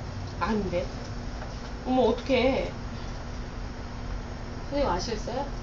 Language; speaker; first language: Korean; native; Korean